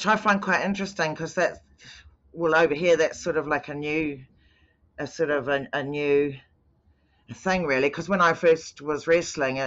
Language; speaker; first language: English; native; English